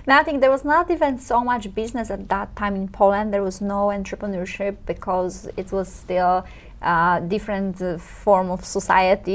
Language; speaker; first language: English; non-native, fluent; Polish